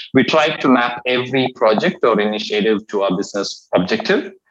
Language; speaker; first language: English; non-native, local second language; Malayalam